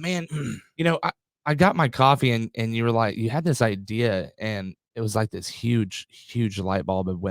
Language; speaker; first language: English; native; English